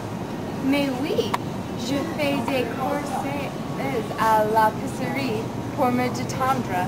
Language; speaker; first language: French; non-native, learner; English